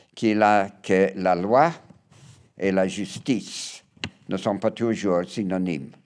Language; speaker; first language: French; non-native, learner; English